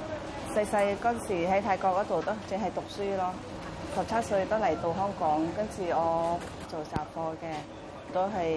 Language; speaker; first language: Cantonese; non-native, fluent; Thai